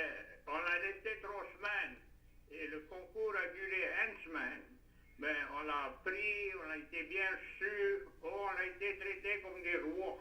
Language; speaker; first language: French; native; French